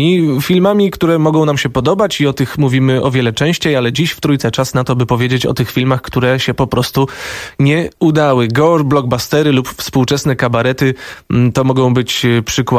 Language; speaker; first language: Polish; native; Polish